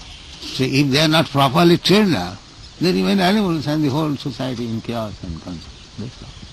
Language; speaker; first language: English; non-native, local second language; Bangla